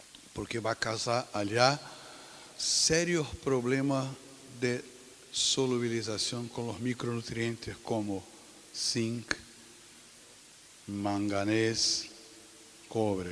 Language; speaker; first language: Spanish; non-native, fluent; Portuguese